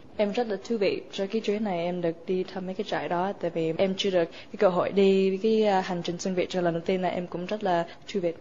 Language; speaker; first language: Vietnamese; early bilingual, other home language; English